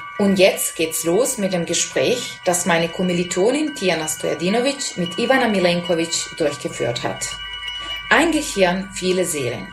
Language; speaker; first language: German; non-native, fluent; Serbian